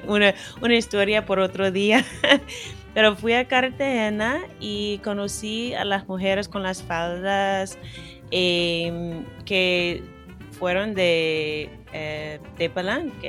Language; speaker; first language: Spanish; non-native, fluent; English